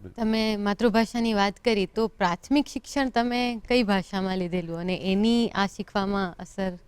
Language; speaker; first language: Gujarati; native; Gujarati